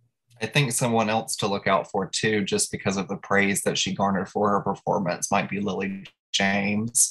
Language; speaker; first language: English; native; English